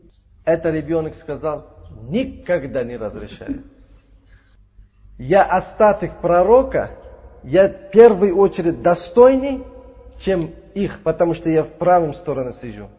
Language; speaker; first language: Russian; non-native, local second language; Uzbek